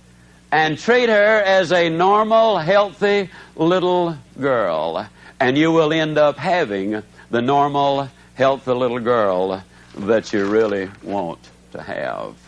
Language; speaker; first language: English; native; English